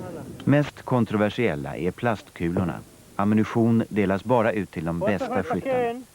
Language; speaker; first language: Swedish; native; Swedish